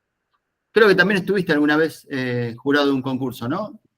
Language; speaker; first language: Spanish; native; Spanish